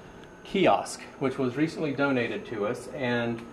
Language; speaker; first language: English; native; English